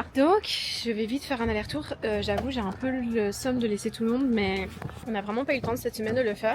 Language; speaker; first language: French; native; French